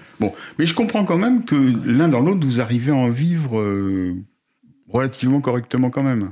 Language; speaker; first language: French; native; French